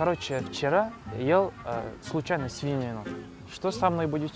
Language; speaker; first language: Russian; non-native, local second language; Kazakh